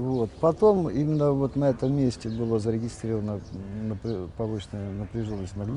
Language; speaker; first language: Russian; native; Russian